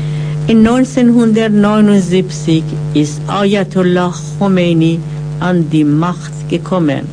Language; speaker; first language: German; non-native, fluent; Persian